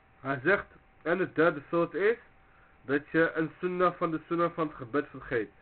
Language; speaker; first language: Dutch; early bilingual, other home language; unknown